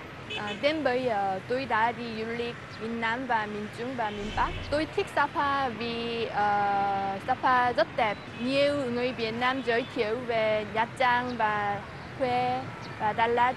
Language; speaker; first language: Vietnamese; non-native, learner; Korean